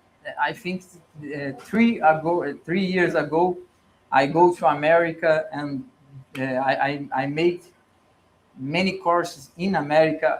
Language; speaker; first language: English; non-native, learner; Portuguese